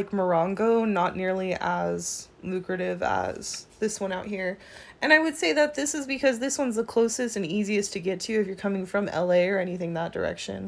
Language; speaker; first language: English; native; English